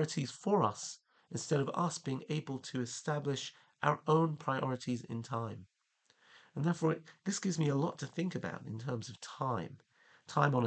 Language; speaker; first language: English; native; English